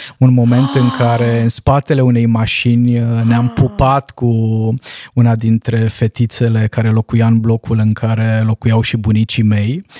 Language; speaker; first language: Romanian; non-native, local second language; Hungarian